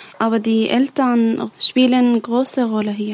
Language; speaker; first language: German; non-native, learner; Arabic